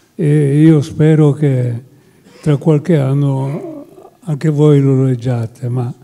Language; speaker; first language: Italian; non-native, fluent; Hungarian